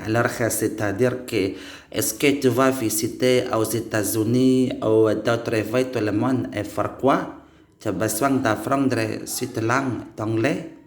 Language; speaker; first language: French; non-native, learner; Indonesian